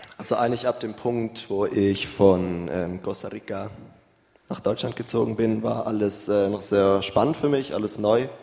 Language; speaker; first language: German; early bilingual, heritage; German